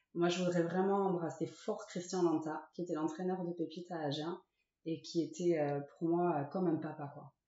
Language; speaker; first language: French; native; French